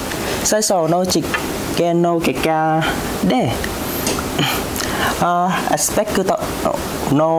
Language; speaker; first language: Japanese; non-native, learner; Vietnamese